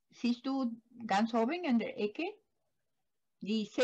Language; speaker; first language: German; non-native, learner; Spanish